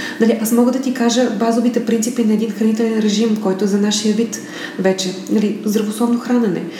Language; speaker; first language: Bulgarian; native; Bulgarian